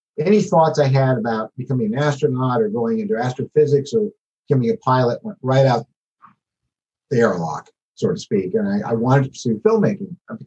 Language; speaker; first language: English; native; English